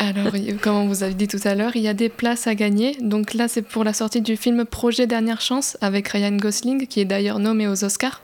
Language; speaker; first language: French; native; French